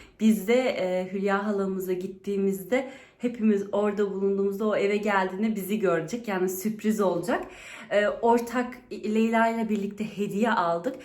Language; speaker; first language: Turkish; early bilingual, heritage; Turkish